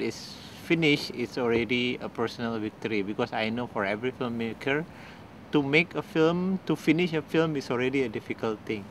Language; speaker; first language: English; non-native, fluent; Indonesian